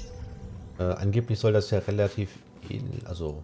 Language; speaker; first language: German; native; German